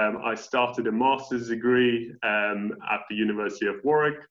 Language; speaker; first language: English; native; English